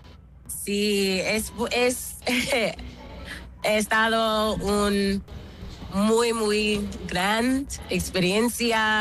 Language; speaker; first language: Spanish; non-native, learner; English